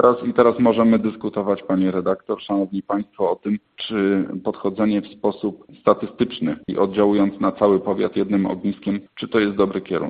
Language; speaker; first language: Polish; native; Polish